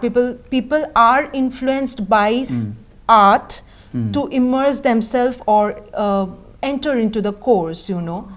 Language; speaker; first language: English; non-native, local second language; Bangla